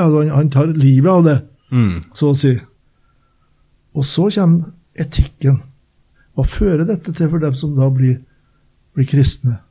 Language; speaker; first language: Norwegian; native; Norwegian